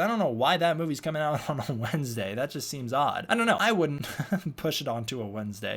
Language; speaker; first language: English; native; English